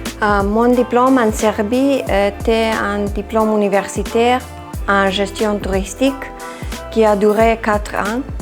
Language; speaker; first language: French; non-native, fluent; Serbian